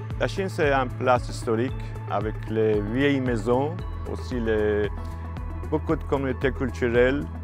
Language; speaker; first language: French; non-native, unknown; Persian